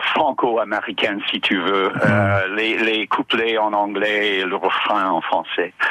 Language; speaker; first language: French; non-native, learner; English